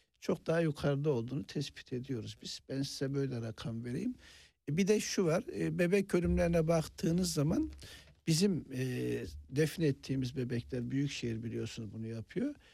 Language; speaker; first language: Turkish; native; Turkish